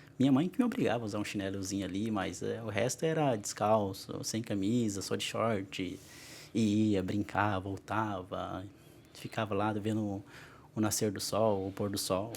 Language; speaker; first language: Portuguese; non-native, local second language; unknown